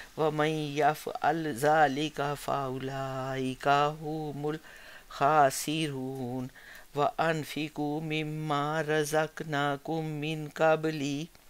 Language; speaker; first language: Arabic; non-native, learner; Hindi